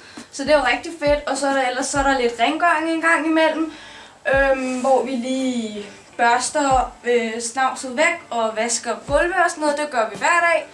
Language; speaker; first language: Danish; native; Danish